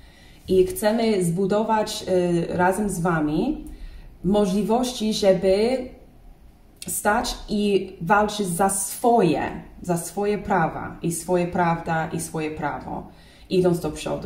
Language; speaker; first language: Polish; non-native, learner; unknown